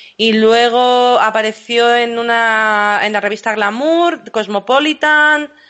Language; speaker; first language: Spanish; native; Spanish